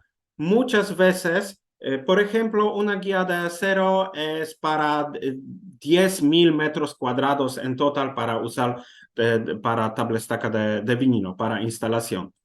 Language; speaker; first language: Spanish; non-native, learner; Polish